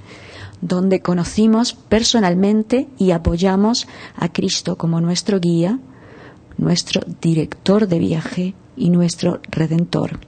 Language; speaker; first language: Spanish; native; Spanish